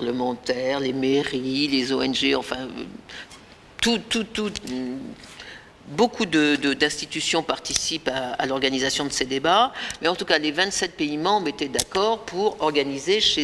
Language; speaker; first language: French; native; French